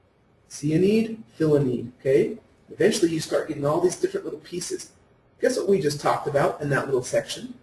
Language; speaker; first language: English; native; English